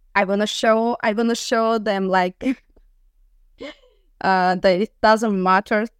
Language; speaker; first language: English; non-native, learner; Azerbaijani